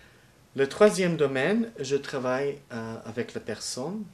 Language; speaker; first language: French; non-native, learner; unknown